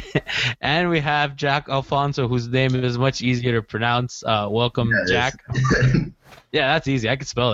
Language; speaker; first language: English; native; English